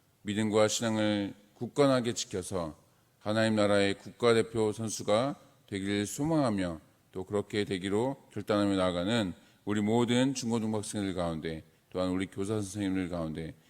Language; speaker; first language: Korean; native; Korean